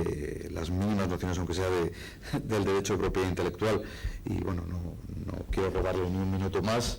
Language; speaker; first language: Spanish; native; Spanish